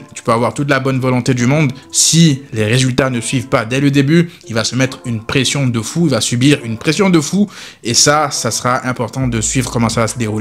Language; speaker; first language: French; native; French